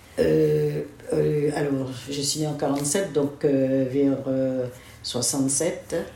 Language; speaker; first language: French; non-native, local second language; Guadeloupean Creole French